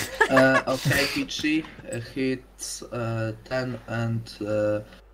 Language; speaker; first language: English; non-native, learner; Polish